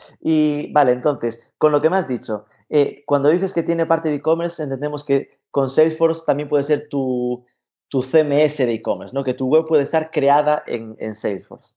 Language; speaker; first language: Spanish; native; Spanish